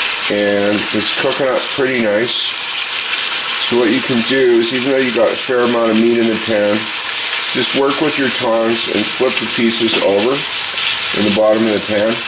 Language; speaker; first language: English; native; English